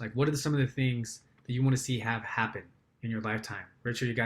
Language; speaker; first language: English; native; English